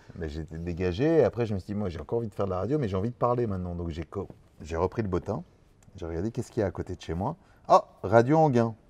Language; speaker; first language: French; native; French